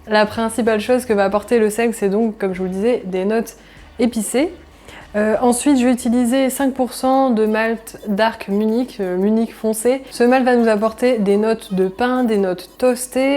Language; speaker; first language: French; native; French